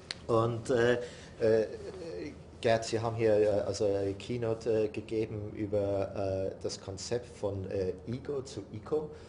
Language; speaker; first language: German; non-native, learner; English